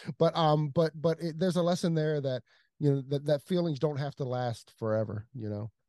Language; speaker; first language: English; native; English